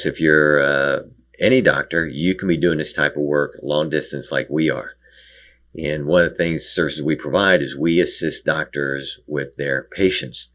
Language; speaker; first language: English; native; English